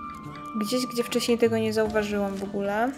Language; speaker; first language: Polish; native; Polish